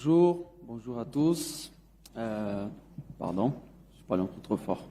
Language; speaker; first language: French; non-native, fluent; Portuguese